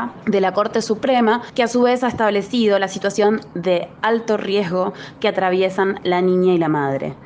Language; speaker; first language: Spanish; native; Spanish